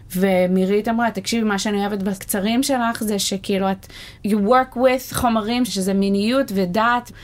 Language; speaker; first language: Hebrew; non-native, fluent; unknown